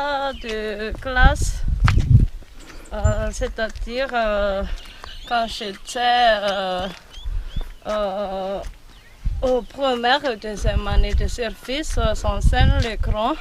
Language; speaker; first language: French; non-native, local second language; Malagasy